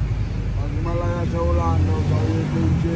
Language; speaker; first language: Filipino; native; Filipino